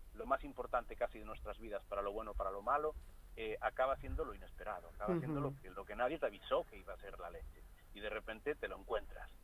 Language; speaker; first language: Spanish; non-native, local second language; Galician